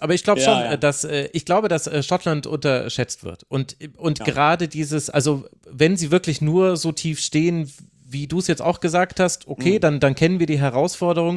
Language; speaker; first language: German; native; German